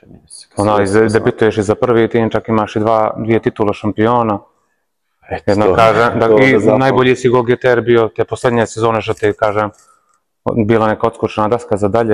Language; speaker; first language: Bosnian; native; Bosnian